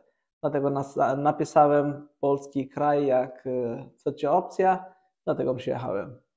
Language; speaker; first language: Polish; non-native, learner; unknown